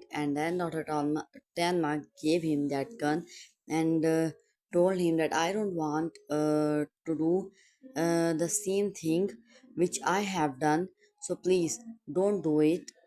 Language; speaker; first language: English; non-native, local second language; Urdu